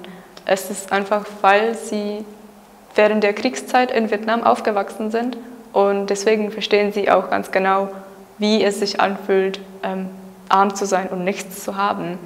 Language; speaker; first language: German; non-native, fluent; Czech